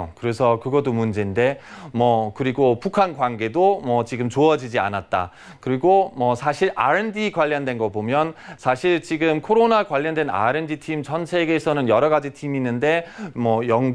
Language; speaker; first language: Korean; non-native, fluent; German